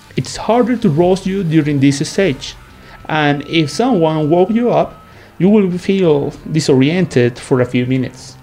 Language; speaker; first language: English; non-native, fluent; Spanish